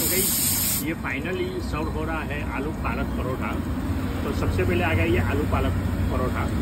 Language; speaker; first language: Hindi; native; Hindi